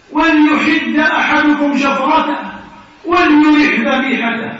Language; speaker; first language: Arabic; native; Arabic